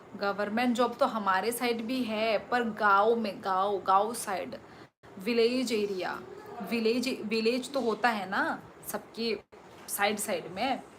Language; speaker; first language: Hindi; non-native, local second language; Kok Borok